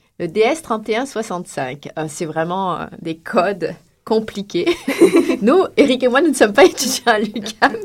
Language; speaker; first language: French; native; French